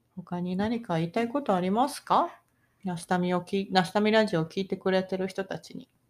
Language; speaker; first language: Japanese; native; Japanese